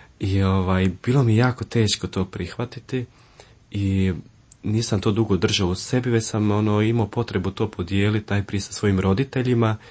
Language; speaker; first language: Croatian; early bilingual, heritage; Croatian